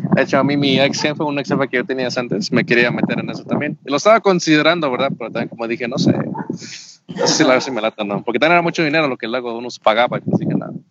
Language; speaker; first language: Spanish; native; Spanish